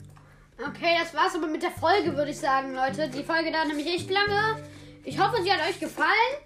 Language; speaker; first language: German; native; German